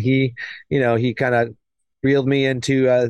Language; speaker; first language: English; native; English